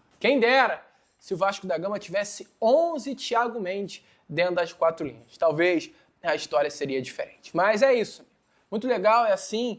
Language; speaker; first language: Portuguese; native; Portuguese